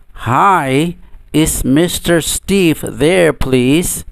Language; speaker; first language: English; non-native, fluent; Indonesian